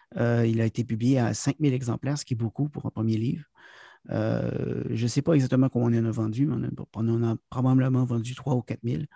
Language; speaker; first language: French; native; French